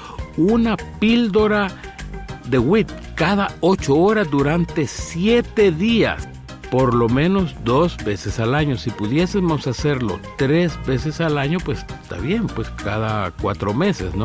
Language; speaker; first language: Spanish; native; Spanish